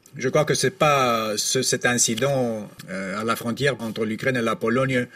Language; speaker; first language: French; non-native, fluent; Romanian